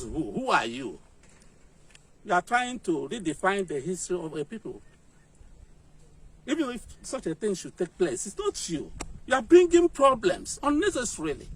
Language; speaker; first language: English; non-native, local second language; Igbo